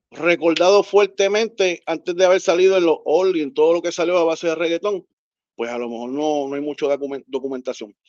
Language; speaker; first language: Spanish; native; Spanish